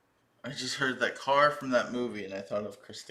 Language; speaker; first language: English; native; English